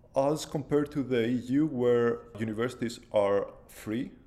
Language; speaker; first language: English; non-native, fluent; Greek